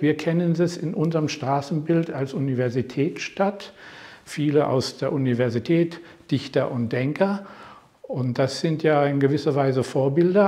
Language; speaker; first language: German; non-native, fluent; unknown